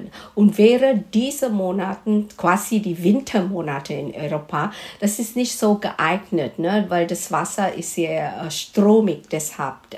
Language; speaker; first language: German; non-native, fluent; Malay